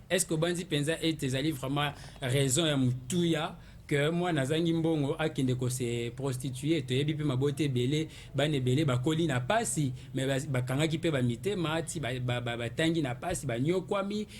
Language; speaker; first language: Lingala; native; Lingala